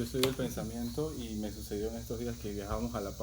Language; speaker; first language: Spanish; native; Spanish